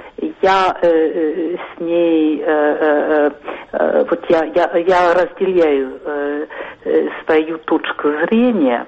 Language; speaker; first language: Russian; non-native, fluent; French